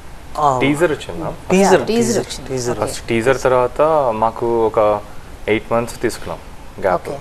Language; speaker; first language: Telugu; native; Telugu